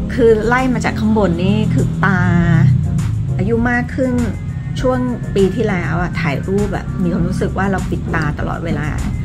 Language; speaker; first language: Thai; early bilingual, other home language; English